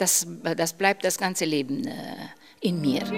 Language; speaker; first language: German; non-native, fluent; Romanian